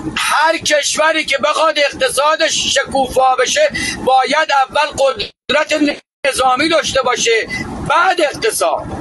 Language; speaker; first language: Persian; native; Persian